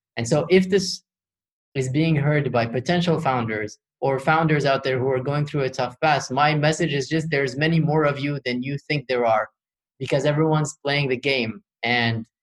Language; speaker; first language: English; early bilingual, other home language; Arabic